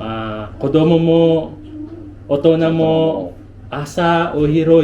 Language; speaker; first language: Japanese; non-native, learner; Filipino